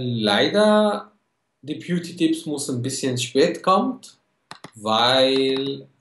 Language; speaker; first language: German; non-native, fluent; Arabic